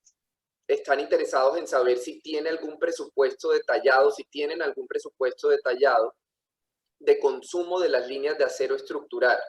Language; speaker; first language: Spanish; native; Spanish